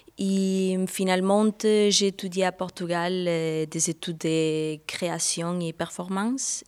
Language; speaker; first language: French; non-native, fluent; Spanish